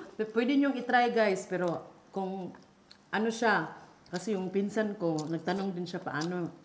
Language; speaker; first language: Filipino; non-native, local second language; Cebuano